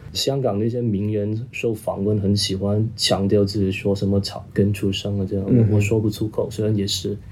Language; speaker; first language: Chinese; non-native, local second language; Cantonese